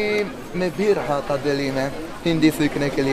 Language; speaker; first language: Hindi; non-native, fluent; Japanese